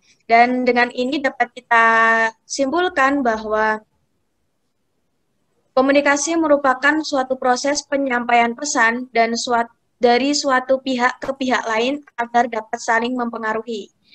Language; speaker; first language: Indonesian; native; Indonesian